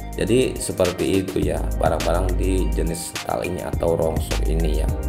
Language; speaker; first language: Indonesian; non-native, local second language; Sundanese